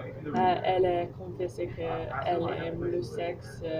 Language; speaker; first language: French; non-native, learner; English